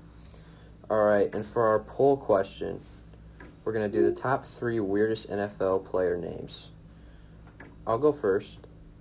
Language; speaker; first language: English; native; English